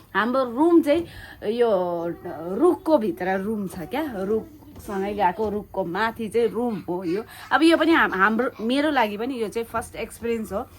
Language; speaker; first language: Nepali; native; Nepali